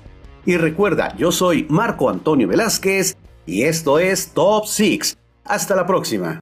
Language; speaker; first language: Spanish; native; Spanish